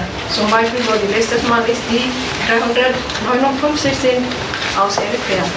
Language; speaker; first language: German; non-native, learner; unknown